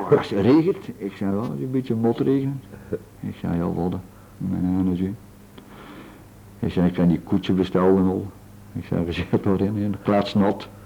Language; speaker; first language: Dutch; native; Dutch